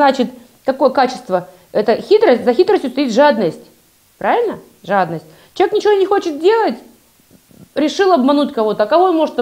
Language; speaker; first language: Russian; native; Russian